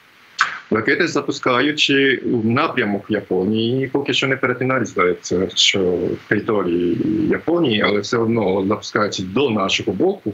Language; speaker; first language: Ukrainian; non-native, fluent; Japanese